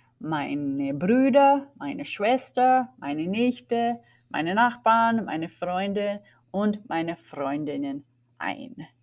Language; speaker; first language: German; non-native, fluent; English